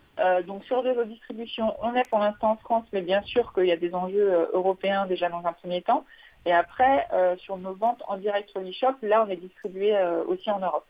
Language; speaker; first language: French; native; French